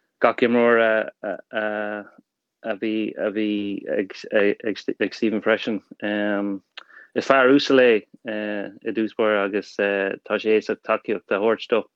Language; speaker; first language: Irish; non-native, local second language; English